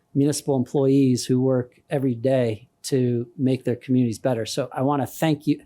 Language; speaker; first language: English; native; English